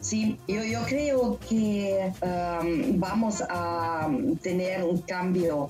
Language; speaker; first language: Spanish; non-native, learner; German